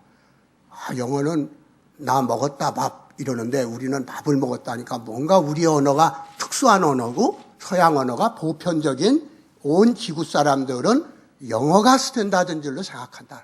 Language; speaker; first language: Korean; native; Korean